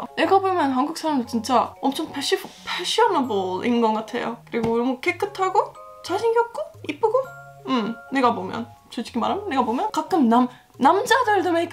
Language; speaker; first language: Korean; non-native, fluent; Estonian